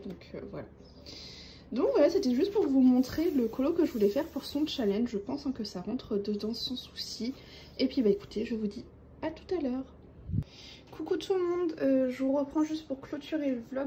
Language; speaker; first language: French; native; French